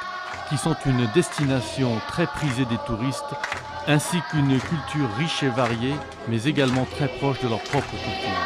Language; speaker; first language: French; native; French